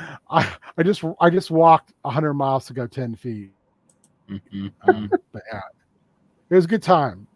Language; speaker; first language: English; native; English